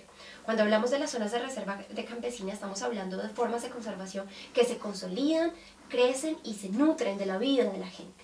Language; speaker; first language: Spanish; native; Spanish